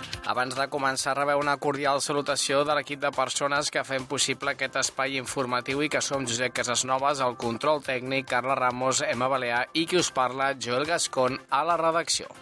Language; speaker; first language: Catalan; native; Catalan